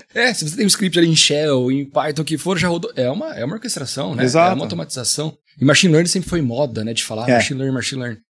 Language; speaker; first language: Portuguese; native; Portuguese